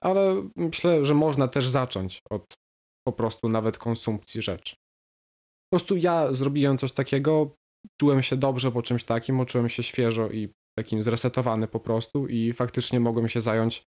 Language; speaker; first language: Polish; native; Polish